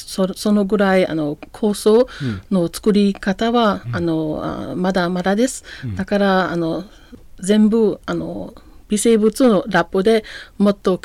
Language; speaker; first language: Japanese; non-native, learner; German